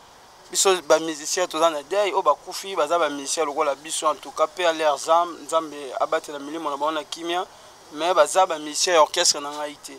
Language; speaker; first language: French; non-native, local second language; Lingala